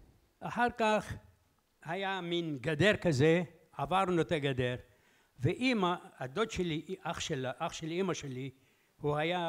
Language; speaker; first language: Hebrew; early bilingual, other home language; Arabic